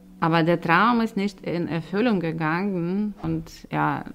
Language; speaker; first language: German; early bilingual, other home language; Russian